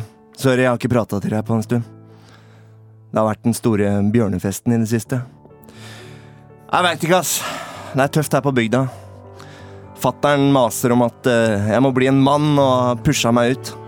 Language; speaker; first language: Norwegian; native; Norwegian